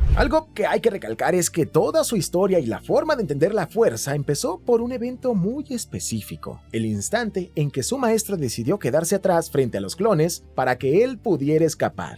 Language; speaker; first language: Spanish; native; Spanish